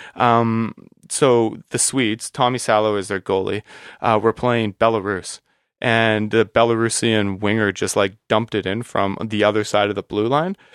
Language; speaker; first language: English; native; English